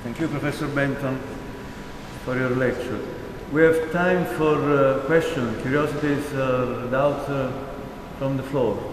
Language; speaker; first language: English; non-native, fluent; Italian